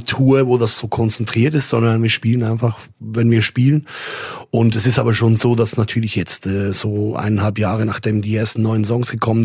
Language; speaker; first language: German; native; German